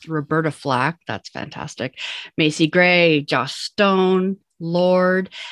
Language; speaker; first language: English; native; English